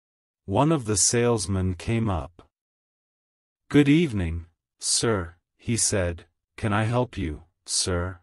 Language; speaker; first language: English; non-native, local second language; Urdu